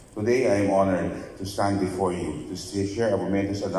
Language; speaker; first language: English; non-native, local second language; Filipino